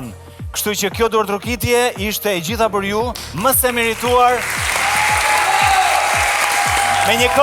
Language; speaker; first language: Albanian; native; Albanian